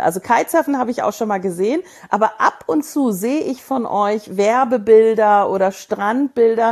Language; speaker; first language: German; native; German